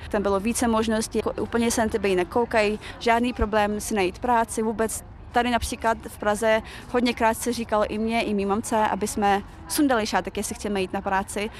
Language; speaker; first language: Czech; early bilingual, other home language; Chechen